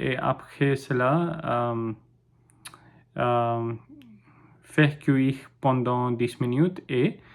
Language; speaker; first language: French; non-native, learner; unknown